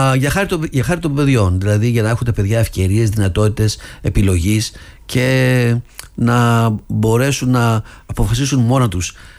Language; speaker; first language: Greek; early bilingual, other home language; English